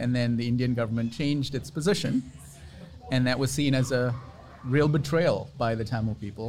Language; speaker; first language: English; non-native, local second language; Sinhala